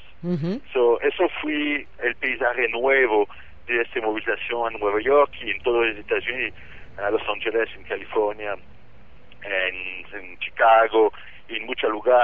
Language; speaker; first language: Spanish; non-native, fluent; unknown